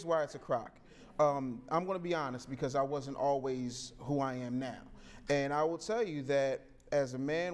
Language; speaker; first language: English; native; English